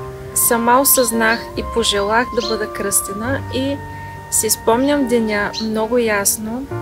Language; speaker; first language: Bulgarian; native; Bulgarian